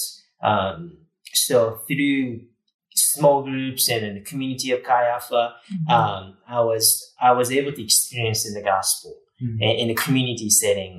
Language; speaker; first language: English; non-native, fluent; Japanese